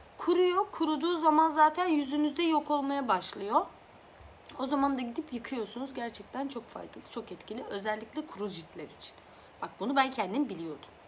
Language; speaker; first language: Turkish; early bilingual, other home language; Azerbaijani